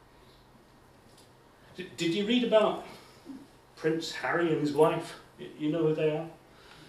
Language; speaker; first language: English; native; English